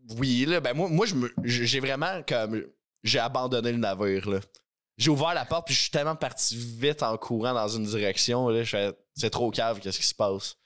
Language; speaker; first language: French; native; French